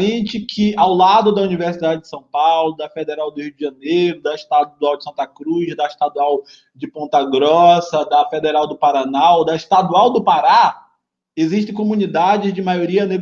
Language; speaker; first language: Portuguese; native; Portuguese